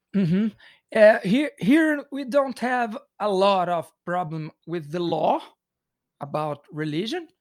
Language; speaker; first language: English; non-native, learner; Portuguese